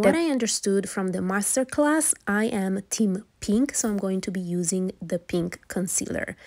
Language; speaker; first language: English; non-native, fluent; Italian